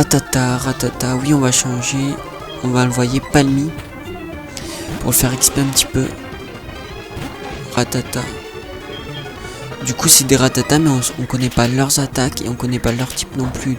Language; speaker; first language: French; native; French